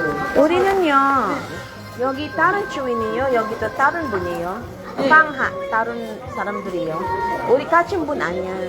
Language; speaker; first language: Korean; non-native, learner; Filipino